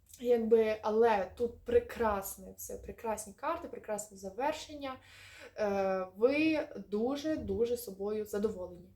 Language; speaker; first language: Ukrainian; non-native, local second language; Russian